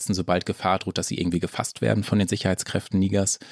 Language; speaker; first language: German; native; German